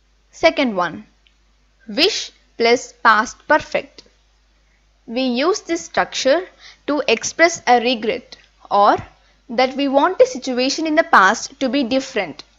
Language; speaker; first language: English; non-native, local second language; Telugu